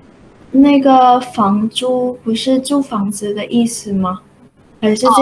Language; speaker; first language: Chinese; non-native, learner; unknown